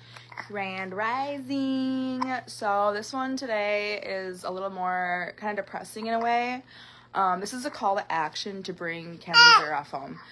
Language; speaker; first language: English; native; English